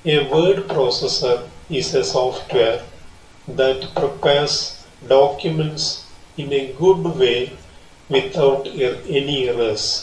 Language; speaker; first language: English; non-native, local second language; Malayalam